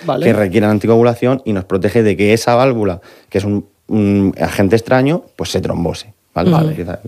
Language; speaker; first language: Spanish; native; Spanish